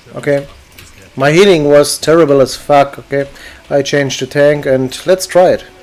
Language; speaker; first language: English; non-native, learner; German